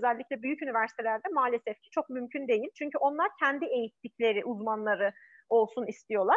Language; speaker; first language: Turkish; non-native, fluent; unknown